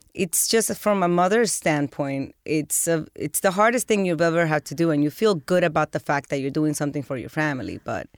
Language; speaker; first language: English; early bilingual, other home language; Spanish